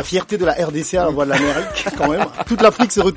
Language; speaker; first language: French; non-native, local second language; Lingala